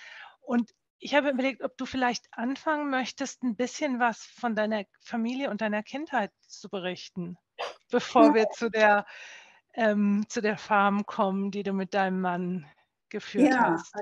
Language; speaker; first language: German; native; German